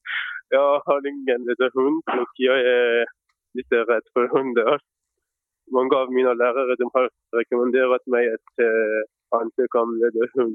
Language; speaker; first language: Swedish; non-native, fluent; Persian